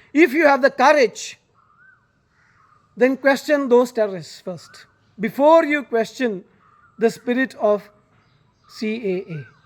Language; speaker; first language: English; non-native, local second language; Malayalam